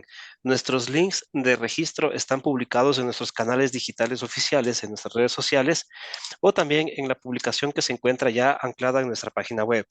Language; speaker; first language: Spanish; native; Spanish